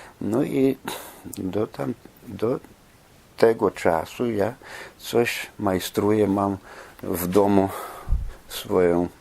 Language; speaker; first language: Polish; non-native, fluent; Belarusian